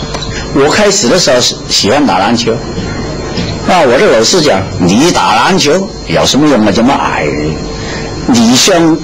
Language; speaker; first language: Chinese; non-native, local second language; Cantonese